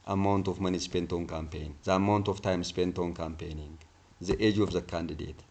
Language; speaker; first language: English; non-native, local second language; Amharic